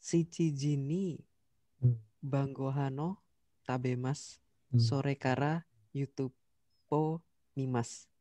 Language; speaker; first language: Japanese; non-native, learner; Indonesian